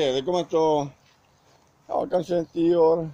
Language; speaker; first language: Swedish; non-native, learner; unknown